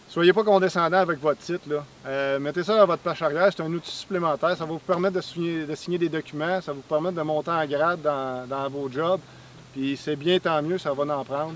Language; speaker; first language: French; native; French